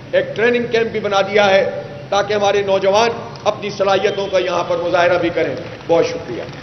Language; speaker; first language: Urdu; native; Urdu